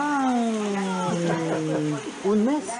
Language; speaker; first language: French; native; French